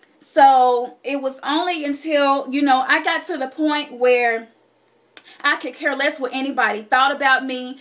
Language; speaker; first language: English; native; English